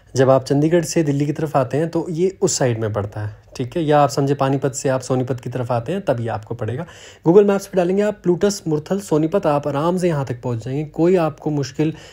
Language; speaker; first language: Hindi; native; Hindi